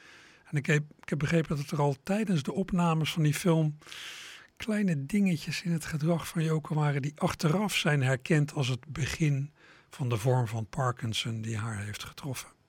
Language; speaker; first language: Dutch; native; Dutch